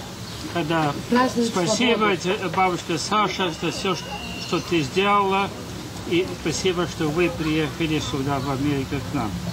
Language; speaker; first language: Russian; early bilingual, heritage; English